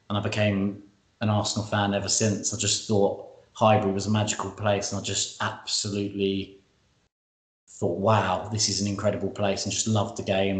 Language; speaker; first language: English; native; English